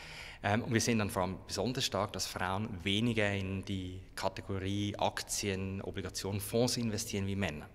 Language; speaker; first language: German; native; German